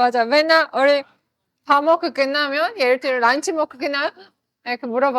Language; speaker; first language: Korean; non-native, learner; Azerbaijani